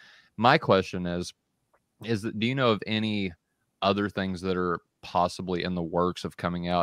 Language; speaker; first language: English; native; English